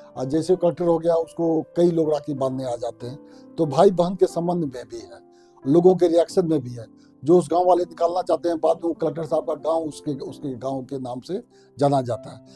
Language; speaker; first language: Hindi; non-native, local second language; Maithili